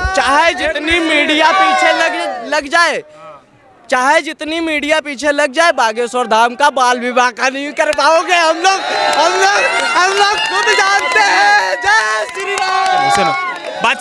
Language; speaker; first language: Hindi; native; Hindi